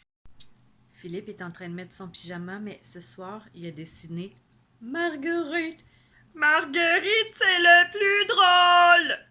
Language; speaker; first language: French; native; French